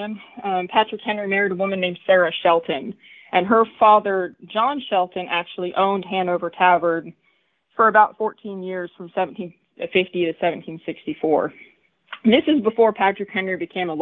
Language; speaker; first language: English; native; English